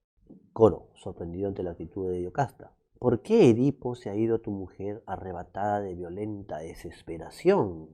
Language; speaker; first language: Spanish; native; Spanish